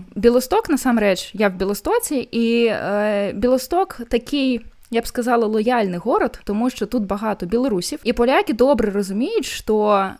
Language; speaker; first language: Ukrainian; non-native, fluent; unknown